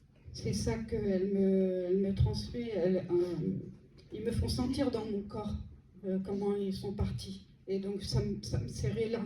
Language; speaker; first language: French; native; French